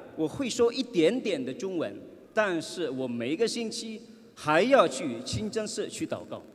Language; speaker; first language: Chinese; non-native, fluent; Indonesian